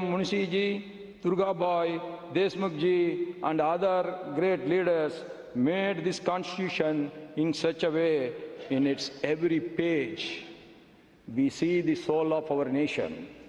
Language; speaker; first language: English; non-native, local second language; Tamil